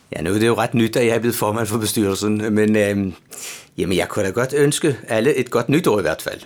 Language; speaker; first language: Danish; native; Danish